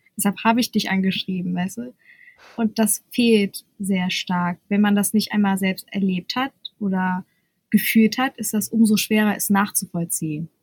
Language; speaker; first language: German; early bilingual, other home language; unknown